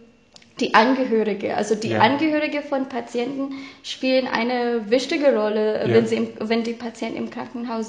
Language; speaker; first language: German; non-native, fluent; Filipino